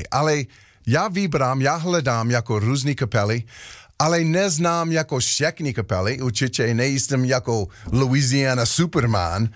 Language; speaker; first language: Czech; non-native, learner; English